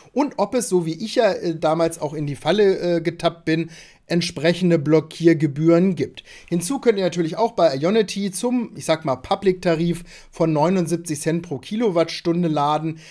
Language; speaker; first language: German; native; German